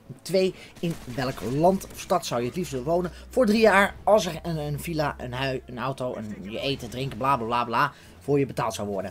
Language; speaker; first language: Dutch; native; Dutch